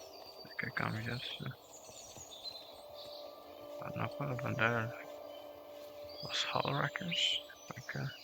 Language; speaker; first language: Spanish; non-native, learner; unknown